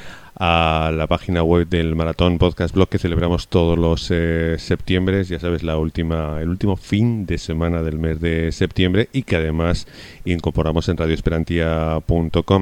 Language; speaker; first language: Spanish; native; Spanish